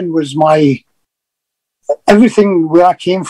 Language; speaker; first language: English; native; English